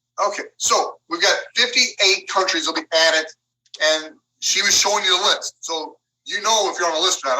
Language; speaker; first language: English; native; English